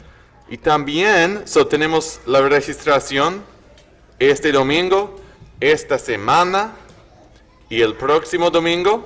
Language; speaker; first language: Spanish; non-native, learner; English